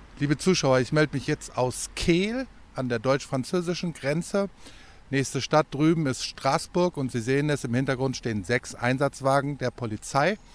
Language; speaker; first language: German; native; German